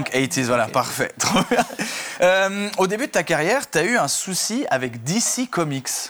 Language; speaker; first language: French; native; French